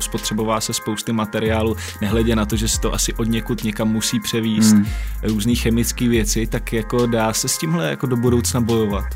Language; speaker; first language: Czech; native; Czech